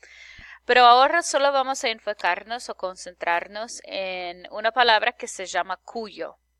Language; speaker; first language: Spanish; non-native, fluent; English